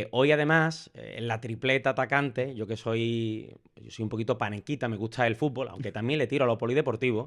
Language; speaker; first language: Spanish; native; Spanish